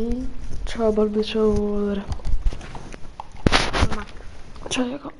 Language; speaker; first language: Italian; native; Italian